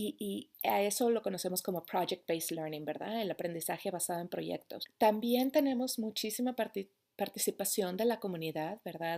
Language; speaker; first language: Spanish; native; Spanish